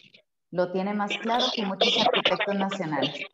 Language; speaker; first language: Spanish; native; Spanish